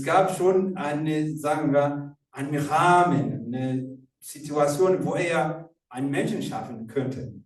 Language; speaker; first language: German; non-native, fluent; Rundi